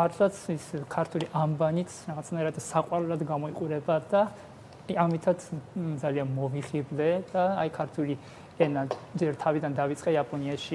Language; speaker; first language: Georgian; non-native, fluent; Japanese